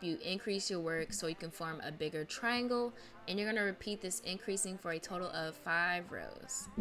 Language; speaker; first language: English; native; English